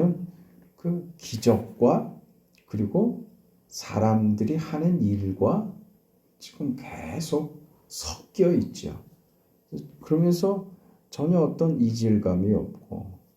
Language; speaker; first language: Korean; native; Korean